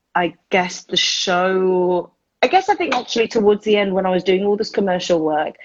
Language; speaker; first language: English; early bilingual, other home language; Spanish